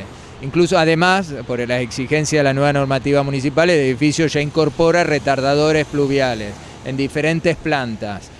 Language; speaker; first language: Spanish; native; Spanish